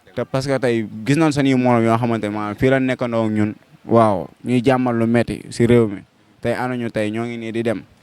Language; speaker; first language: Wolof; native; Wolof